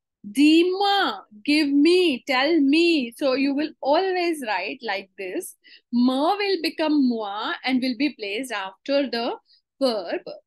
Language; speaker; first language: English; non-native, local second language; Hindi